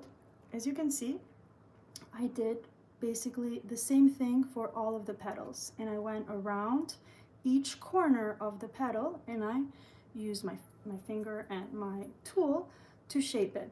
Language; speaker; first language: English; early bilingual, other home language; Albanian